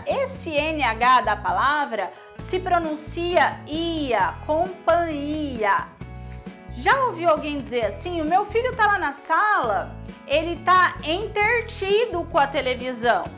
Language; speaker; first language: Portuguese; native; Portuguese